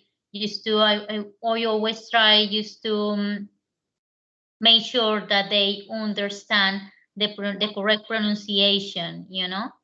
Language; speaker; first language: English; non-native, learner; Spanish